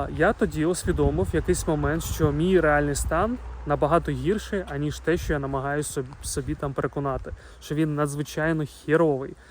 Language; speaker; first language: Ukrainian; non-native, local second language; Russian